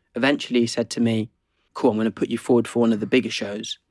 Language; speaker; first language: English; native; English